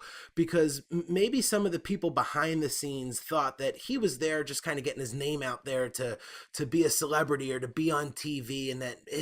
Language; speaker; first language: English; native; English